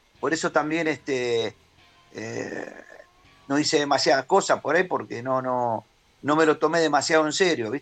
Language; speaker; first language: Spanish; native; Spanish